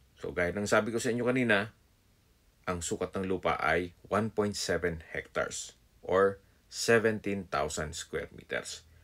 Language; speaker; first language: Filipino; non-native, local second language; Bikol